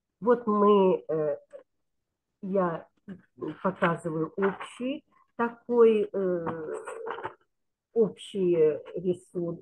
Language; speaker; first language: Russian; non-native, local second language; Kyrgyz